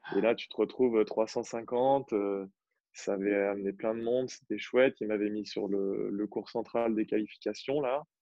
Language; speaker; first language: French; native; French